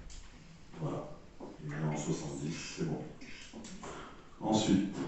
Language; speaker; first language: French; native; French